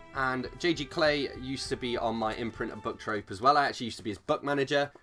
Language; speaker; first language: English; native; English